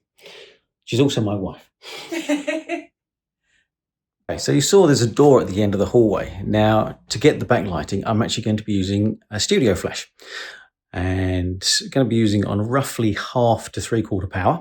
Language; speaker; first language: English; native; English